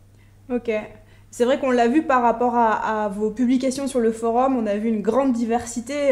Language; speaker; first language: French; native; French